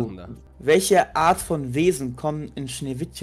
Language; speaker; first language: German; native; German